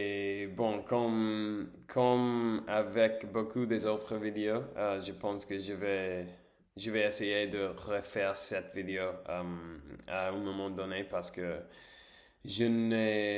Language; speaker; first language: French; non-native, learner; English